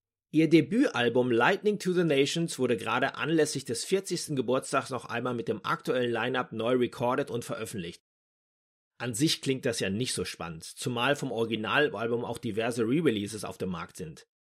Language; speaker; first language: German; native; German